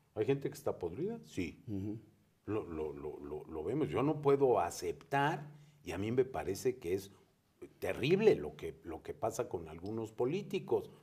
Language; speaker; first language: Spanish; native; Spanish